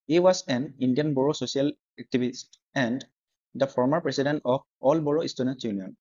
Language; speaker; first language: English; non-native, local second language; Assamese